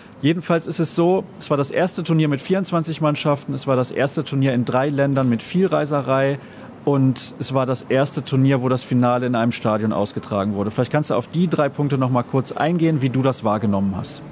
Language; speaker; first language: German; native; German